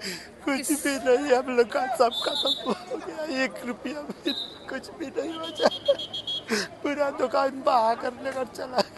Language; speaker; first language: Hindi; non-native, local second language; Bhojpuri